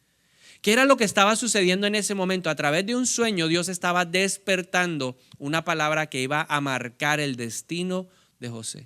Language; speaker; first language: Spanish; native; Spanish